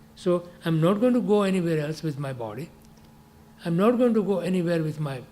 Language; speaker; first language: English; non-native, local second language; Gujarati